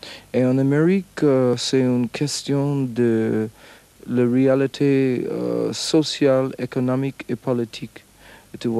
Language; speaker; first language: French; non-native, learner; English